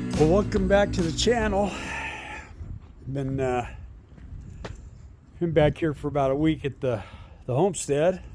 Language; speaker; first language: English; native; English